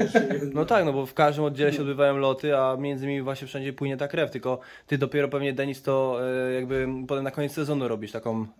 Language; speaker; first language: Polish; native; Polish